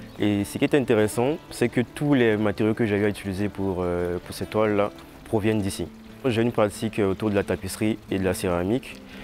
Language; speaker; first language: French; native; French